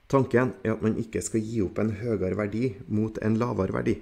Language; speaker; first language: Norwegian; native; Norwegian